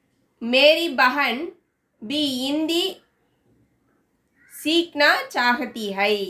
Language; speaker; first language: Hindi; non-native, local second language; Tamil